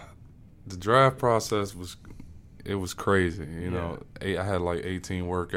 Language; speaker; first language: English; native; English